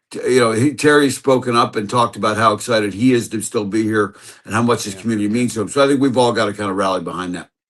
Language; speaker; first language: English; native; English